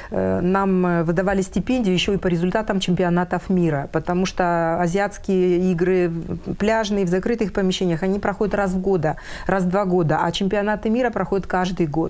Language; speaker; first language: Russian; native; Russian